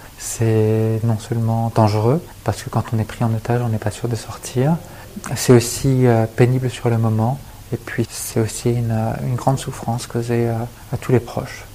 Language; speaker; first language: French; native; French